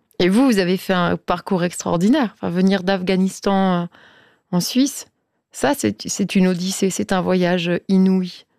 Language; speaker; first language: French; native; French